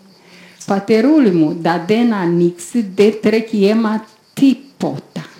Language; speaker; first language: Greek; non-native, learner; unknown